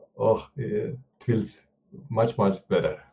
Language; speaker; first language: English; non-native, learner; Spanish